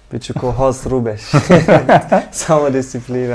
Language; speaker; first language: Serbian; early bilingual, heritage; Serbian